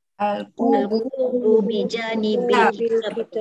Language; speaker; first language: Arabic; non-native, learner; Malay